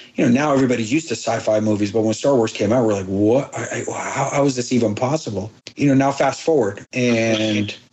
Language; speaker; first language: English; early bilingual, other home language; Persian